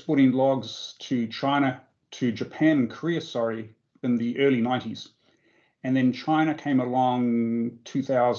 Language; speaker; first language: English; native; English